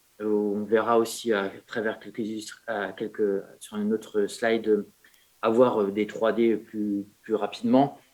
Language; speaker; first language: French; native; French